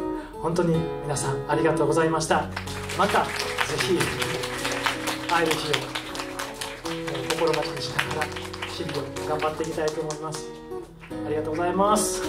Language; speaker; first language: Japanese; native; Japanese